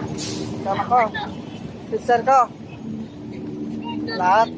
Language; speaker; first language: Filipino; non-native, learner; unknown